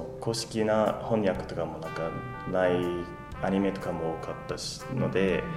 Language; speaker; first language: Japanese; non-native, fluent; English